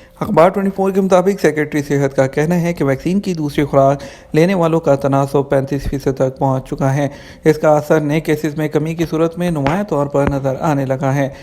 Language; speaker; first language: Urdu; native; Urdu